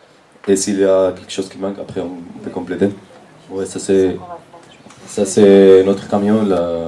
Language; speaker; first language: French; non-native, fluent; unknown